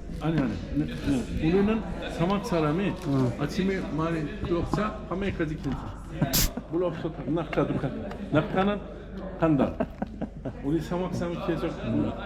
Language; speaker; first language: Korean; non-native, learner; Uzbek